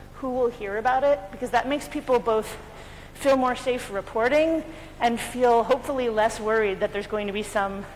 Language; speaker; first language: English; native; English